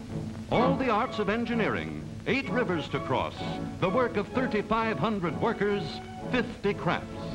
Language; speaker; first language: English; native; English